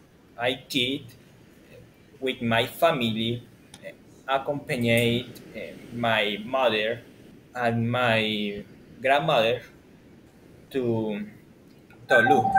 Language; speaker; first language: English; non-native, learner; Spanish